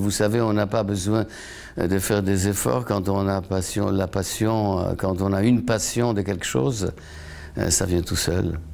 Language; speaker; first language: French; non-native, fluent; Polish